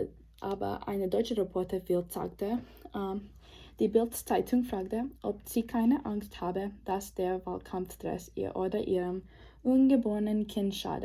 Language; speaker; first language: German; non-native, learner; English